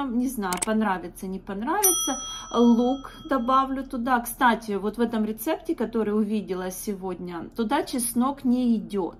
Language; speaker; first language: Russian; native; Russian